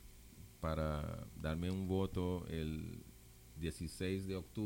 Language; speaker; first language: Spanish; non-native, local second language; English